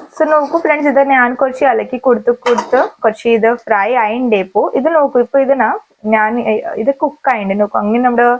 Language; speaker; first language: Malayalam; non-native, learner; Hindi